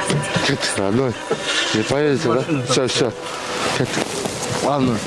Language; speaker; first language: Russian; non-native, local second language; Kyrgyz